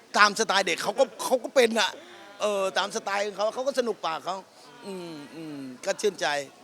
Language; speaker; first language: Thai; native; Thai